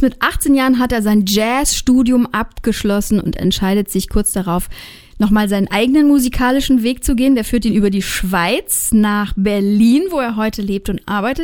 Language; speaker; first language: German; native; German